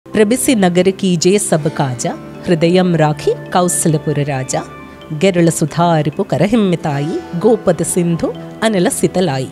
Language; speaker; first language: Hindi; non-native, local second language; Malayalam